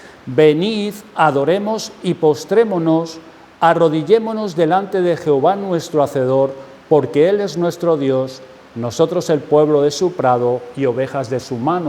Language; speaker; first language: Spanish; native; Spanish